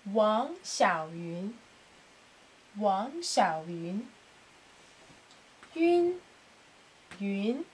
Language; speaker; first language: Chinese; non-native, learner; English